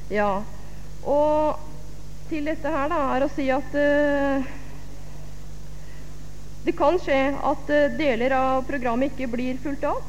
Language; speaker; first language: Norwegian; native; Norwegian